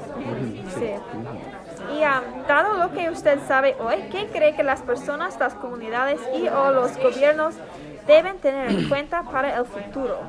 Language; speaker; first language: Spanish; non-native, fluent; English